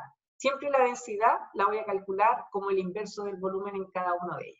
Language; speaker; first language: Spanish; native; Spanish